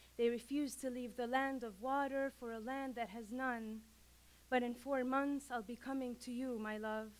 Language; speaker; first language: English; non-native, fluent; Arabic